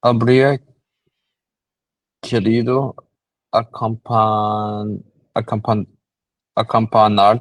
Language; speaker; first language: Spanish; non-native, learner; English